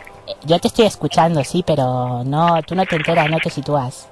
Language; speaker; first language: Spanish; native; Spanish